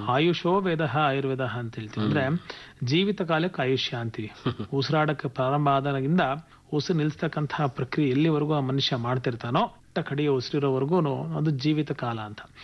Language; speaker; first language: Kannada; native; Kannada